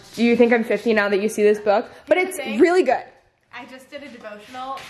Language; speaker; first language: English; native; English